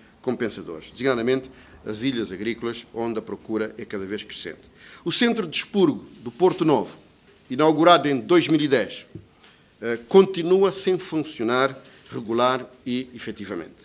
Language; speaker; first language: Portuguese; native; Portuguese